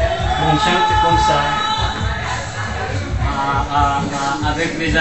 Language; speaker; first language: French; non-native, learner; Korean